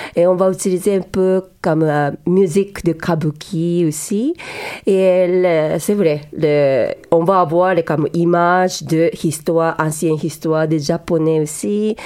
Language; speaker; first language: French; non-native, learner; Japanese